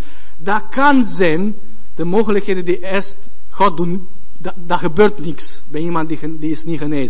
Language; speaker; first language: Dutch; non-native, learner; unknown